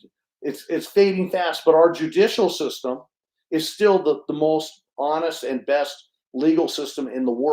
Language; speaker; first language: English; native; English